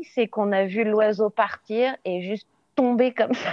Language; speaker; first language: French; native; French